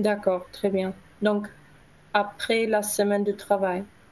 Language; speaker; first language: French; native; French